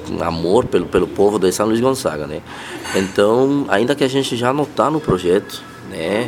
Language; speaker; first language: Portuguese; non-native, fluent; Spanish